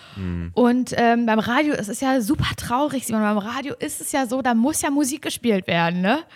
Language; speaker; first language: German; native; German